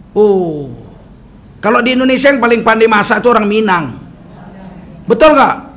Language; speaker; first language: Indonesian; native; Indonesian